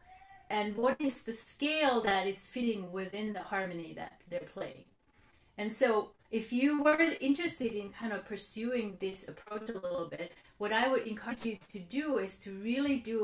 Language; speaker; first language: English; non-native, fluent; Finnish